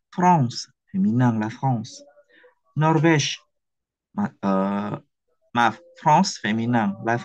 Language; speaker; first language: French; non-native, fluent; Indonesian